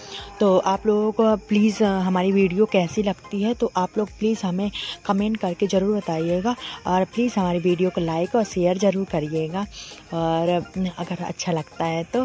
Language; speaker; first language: Hindi; native; Hindi